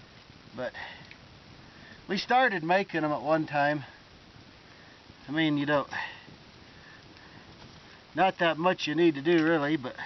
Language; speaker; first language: English; native; English